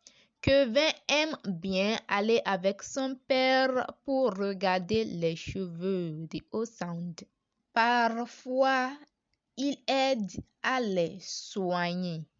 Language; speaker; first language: French; non-native, learner; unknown